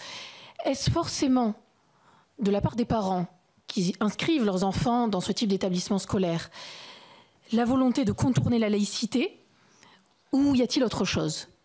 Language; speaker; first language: French; native; French